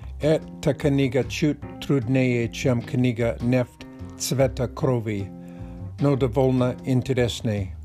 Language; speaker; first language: Russian; non-native, learner; English